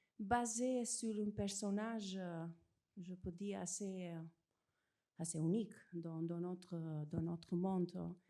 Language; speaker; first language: French; non-native, fluent; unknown